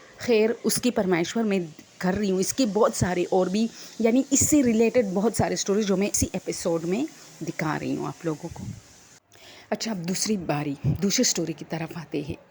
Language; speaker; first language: Urdu; non-native, local second language; Pashto